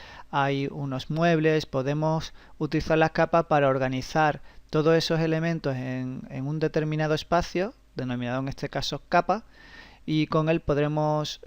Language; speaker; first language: Spanish; native; Spanish